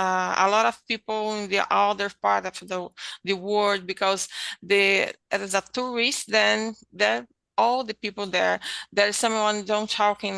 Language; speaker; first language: English; non-native, learner; Portuguese